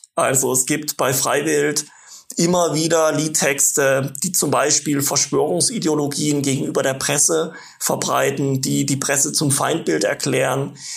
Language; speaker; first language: German; native; German